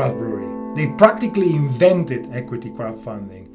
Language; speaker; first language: English; non-native, fluent; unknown